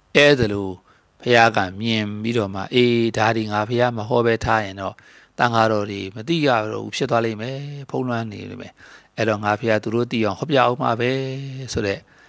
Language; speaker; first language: Burmese; native; Burmese